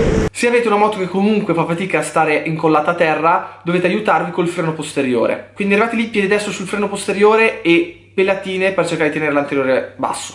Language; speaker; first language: Italian; native; Italian